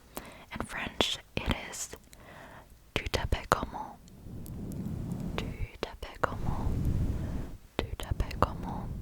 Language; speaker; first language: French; non-native, learner; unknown